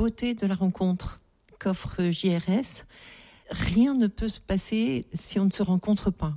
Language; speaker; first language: French; native; French